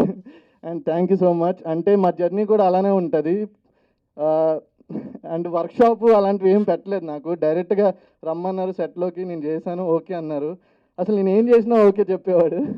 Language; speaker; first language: Telugu; native; Telugu